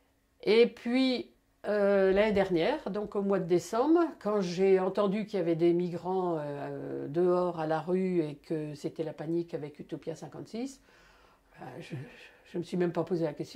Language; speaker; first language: French; native; French